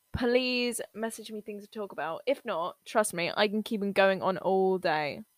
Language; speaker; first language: English; native; English